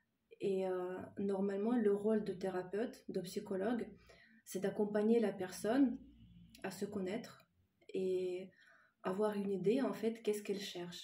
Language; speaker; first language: French; non-native, fluent; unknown